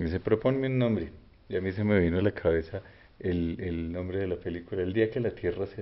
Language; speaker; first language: Spanish; native; Spanish